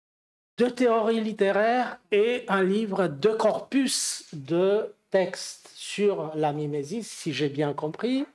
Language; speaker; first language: French; non-native, fluent; Romanian